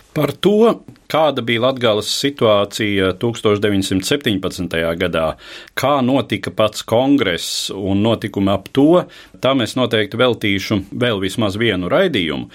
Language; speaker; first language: Latvian; native; Latvian